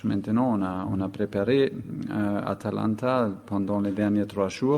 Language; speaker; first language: French; non-native, fluent; German